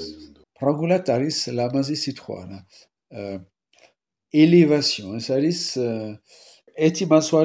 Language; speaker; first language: Georgian; non-native, learner; French